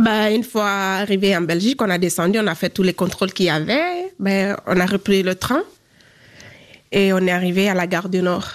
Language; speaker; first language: French; non-native, local second language; Fula